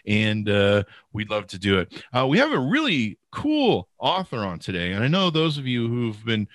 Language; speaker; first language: English; native; English